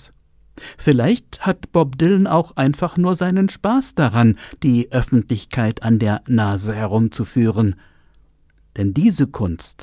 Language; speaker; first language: German; native; German